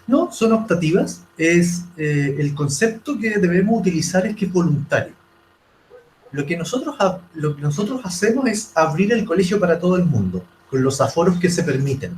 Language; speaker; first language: Spanish; native; Spanish